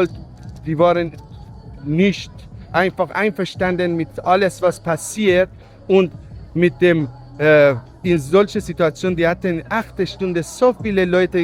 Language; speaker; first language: German; non-native, learner; Persian